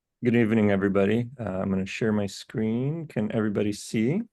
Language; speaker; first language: English; native; English